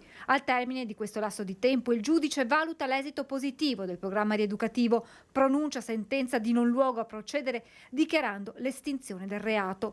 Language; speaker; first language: Italian; native; Italian